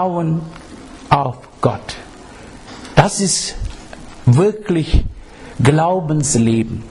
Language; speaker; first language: German; non-native, fluent; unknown